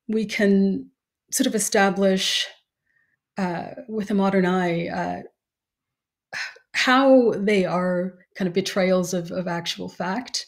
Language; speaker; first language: English; native; English